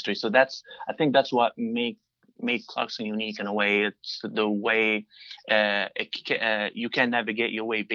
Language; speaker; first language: English; non-native, fluent; Arabic